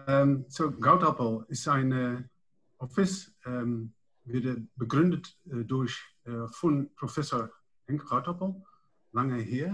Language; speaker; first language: German; non-native, learner; Dutch